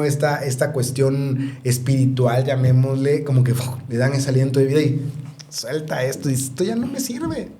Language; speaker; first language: Spanish; native; Spanish